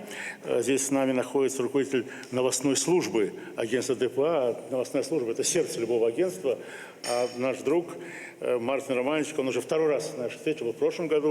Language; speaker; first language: Russian; native; Russian